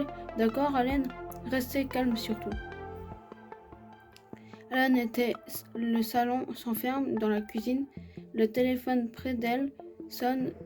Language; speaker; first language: French; native; French